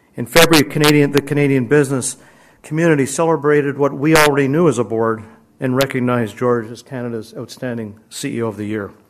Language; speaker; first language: English; native; English